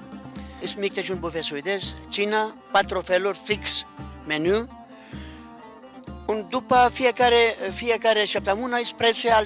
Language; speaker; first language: Romanian; non-native, learner; Greek